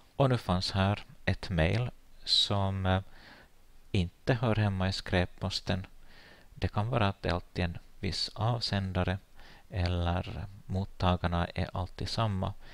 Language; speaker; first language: Swedish; native; Swedish